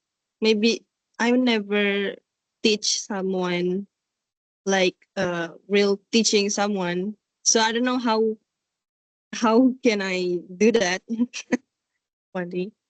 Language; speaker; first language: English; non-native, learner; Indonesian